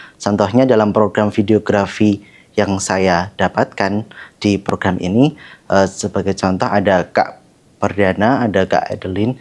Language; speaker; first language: Indonesian; non-native, local second language; Javanese